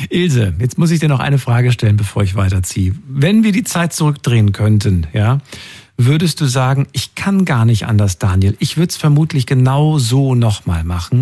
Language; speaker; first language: German; native; German